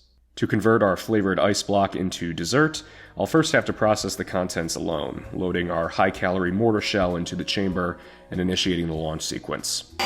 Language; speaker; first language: English; native; English